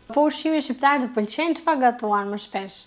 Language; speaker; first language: Albanian; native; Albanian